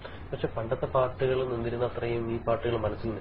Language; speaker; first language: Malayalam; native; Malayalam